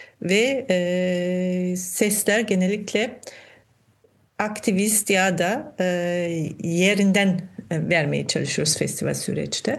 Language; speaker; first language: Turkish; non-native, fluent; German